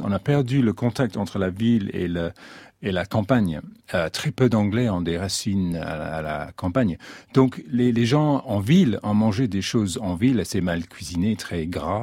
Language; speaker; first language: French; non-native, fluent; English